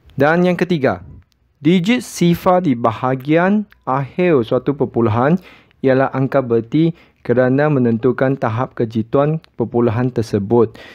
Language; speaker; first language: Malay; non-native, local second language; Chinese